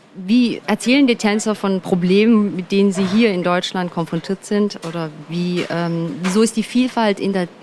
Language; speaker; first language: German; early bilingual, other home language; Turkish